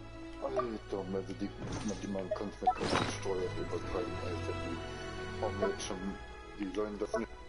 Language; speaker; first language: German; native; German